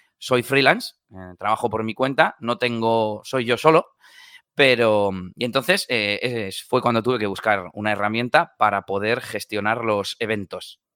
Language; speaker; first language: Spanish; native; Spanish